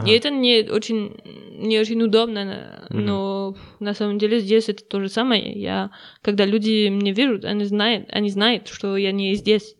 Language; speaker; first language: Russian; non-native, learner; French